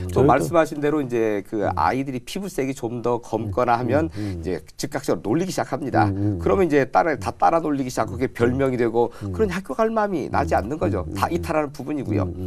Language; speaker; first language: Korean; native; Korean